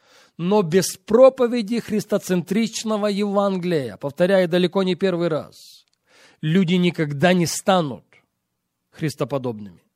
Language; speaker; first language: Russian; native; Russian